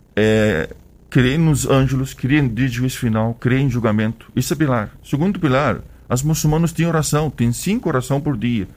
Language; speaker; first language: Portuguese; non-native, learner; Arabic